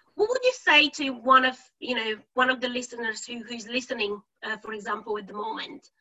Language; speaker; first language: English; non-native, fluent; Bulgarian